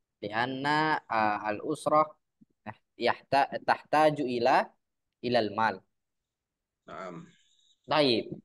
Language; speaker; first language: Arabic; non-native, fluent; Indonesian